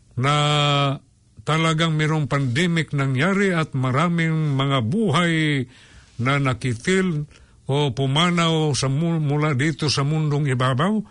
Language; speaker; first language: Filipino; non-native, local second language; Cebuano